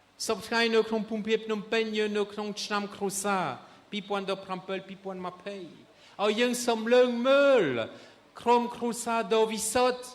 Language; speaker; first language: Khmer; non-native, fluent; French